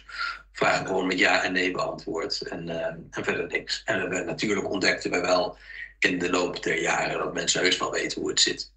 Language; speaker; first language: Dutch; native; Dutch